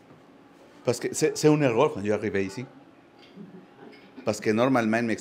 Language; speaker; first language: French; non-native, learner; Spanish